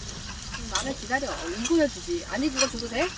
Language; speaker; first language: Korean; native; Korean